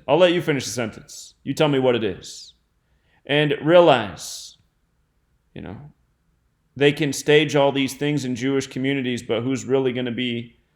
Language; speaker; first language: English; native; English